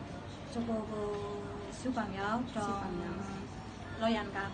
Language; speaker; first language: Cantonese; non-native, learner; Indonesian